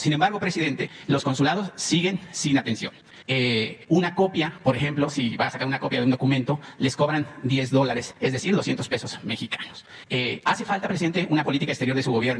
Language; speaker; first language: Spanish; native; Spanish